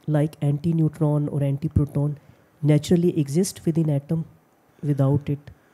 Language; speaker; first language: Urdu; native; Urdu